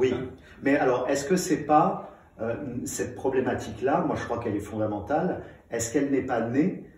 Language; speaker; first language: French; native; French